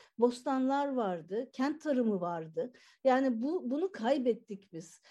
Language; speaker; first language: Turkish; native; Turkish